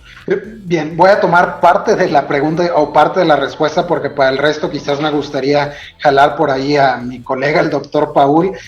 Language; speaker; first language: Spanish; native; Spanish